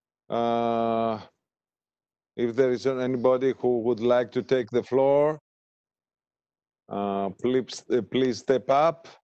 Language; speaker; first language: English; non-native, fluent; Greek